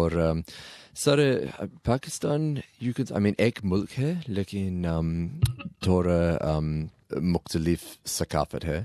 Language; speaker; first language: Hindi; non-native, learner; English